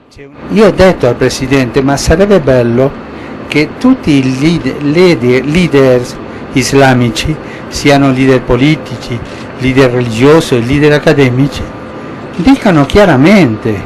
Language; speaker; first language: Italian; non-native, fluent; Spanish